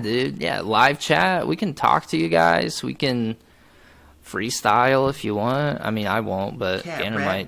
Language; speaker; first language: English; native; English